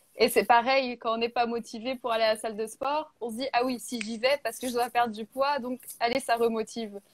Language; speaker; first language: French; native; French